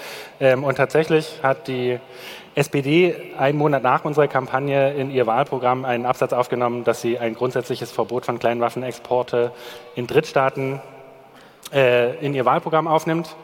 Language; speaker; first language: German; native; German